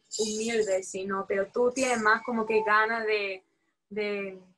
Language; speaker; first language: Spanish; non-native, fluent; English